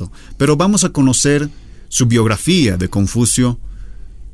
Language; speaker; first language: Spanish; native; Spanish